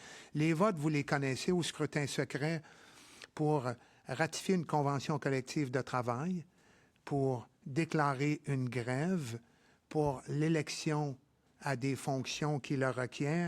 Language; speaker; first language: French; native; French